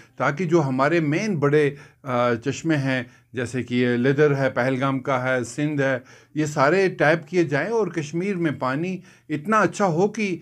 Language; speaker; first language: Hindi; non-native, local second language; Kashmiri